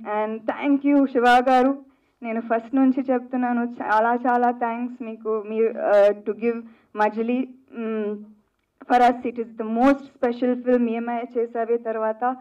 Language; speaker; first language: Telugu; non-native, fluent; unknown